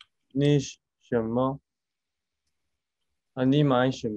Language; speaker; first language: Chinese; non-native, learner; Korean